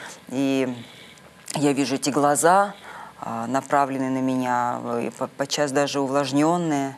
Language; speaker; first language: Russian; native; Russian